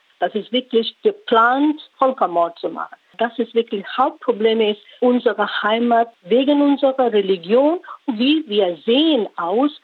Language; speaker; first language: German; non-native, learner; Rohingya